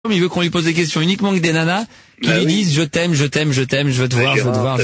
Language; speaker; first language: French; native; French